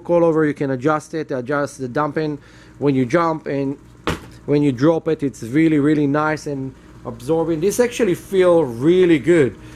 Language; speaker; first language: English; non-native, fluent; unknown